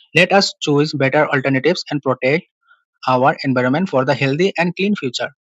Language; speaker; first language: English; non-native, local second language; Assamese